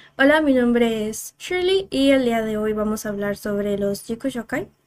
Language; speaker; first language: Spanish; native; Spanish